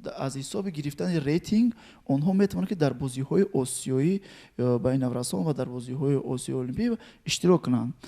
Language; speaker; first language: Tajik; native; Tajik